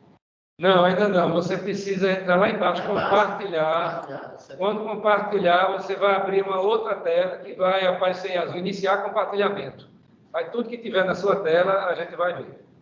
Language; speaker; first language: Portuguese; native; Portuguese